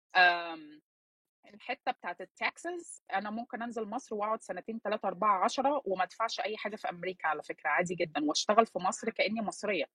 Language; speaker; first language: Arabic; early bilingual, heritage; Arabic